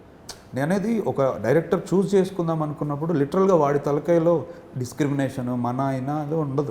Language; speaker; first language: Telugu; native; Telugu